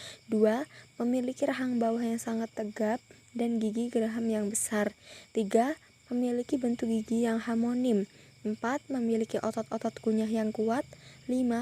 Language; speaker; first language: Indonesian; native; Indonesian